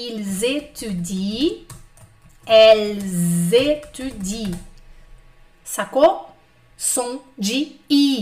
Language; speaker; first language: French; non-native, fluent; Portuguese